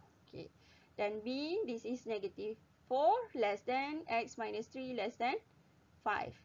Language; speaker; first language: English; non-native, local second language; Malay